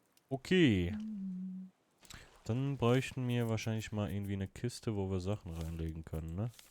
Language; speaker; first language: German; native; German